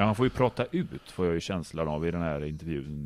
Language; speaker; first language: Swedish; native; Swedish